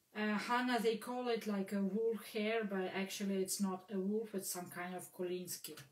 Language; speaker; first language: English; non-native, fluent; Russian